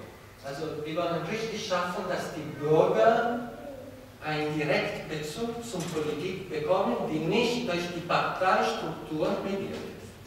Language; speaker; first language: German; non-native, fluent; Italian